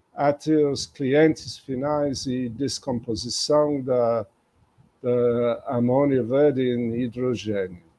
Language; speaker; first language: Portuguese; non-native, fluent; English